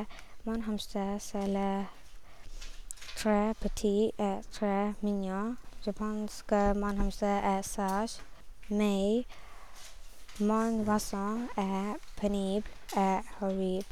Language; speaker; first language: French; non-native, learner; English